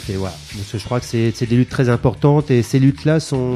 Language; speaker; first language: French; native; French